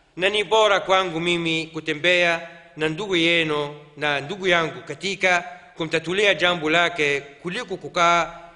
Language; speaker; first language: Swahili; non-native, fluent; Arabic